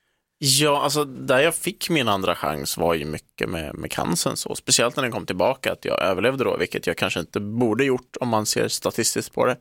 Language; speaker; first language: Swedish; native; Swedish